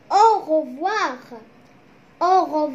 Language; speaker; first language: French; non-native, learner; Arabic